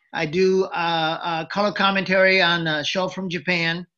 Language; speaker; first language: English; early bilingual, other home language; Japanese